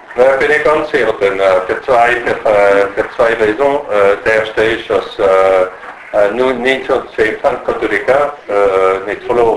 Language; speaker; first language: German; non-native, learner; French